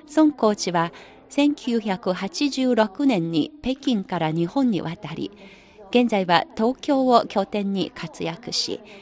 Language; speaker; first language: Japanese; non-native, fluent; Chinese